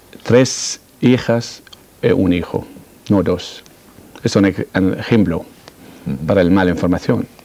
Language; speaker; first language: Spanish; non-native, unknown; Arabic